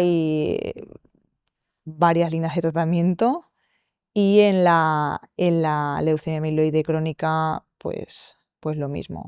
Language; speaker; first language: Spanish; native; Spanish